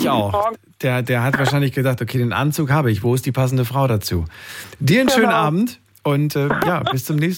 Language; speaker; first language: German; native; German